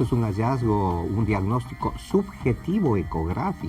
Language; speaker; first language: Spanish; native; Spanish